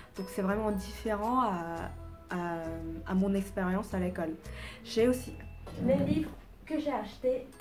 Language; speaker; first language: French; non-native, fluent; Vietnamese